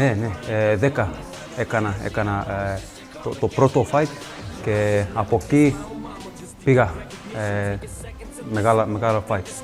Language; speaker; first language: Greek; early bilingual, heritage; English